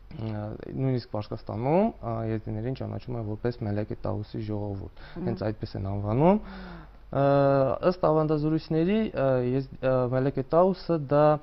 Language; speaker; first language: Armenian; non-native, local second language; Kurdish